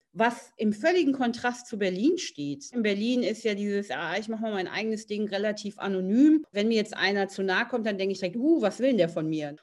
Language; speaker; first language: German; native; German